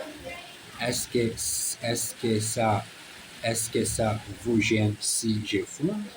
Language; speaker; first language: French; non-native, learner; Portuguese